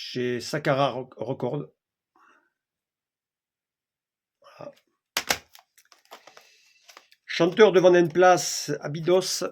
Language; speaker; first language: French; native; French